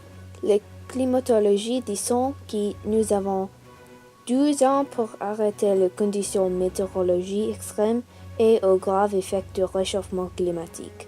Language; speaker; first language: French; non-native, learner; English